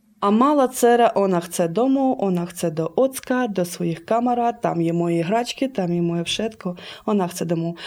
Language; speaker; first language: Ukrainian; early bilingual, heritage; Slovak